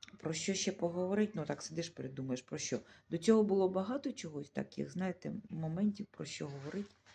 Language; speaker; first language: Ukrainian; non-native, local second language; Russian